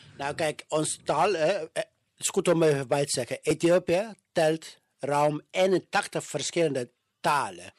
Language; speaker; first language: Dutch; non-native, fluent; Amharic